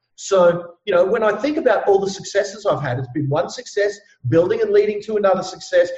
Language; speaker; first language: English; native; English